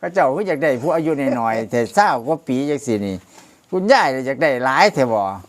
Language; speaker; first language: Thai; native; Thai